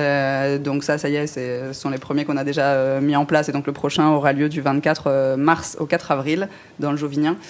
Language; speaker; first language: French; native; French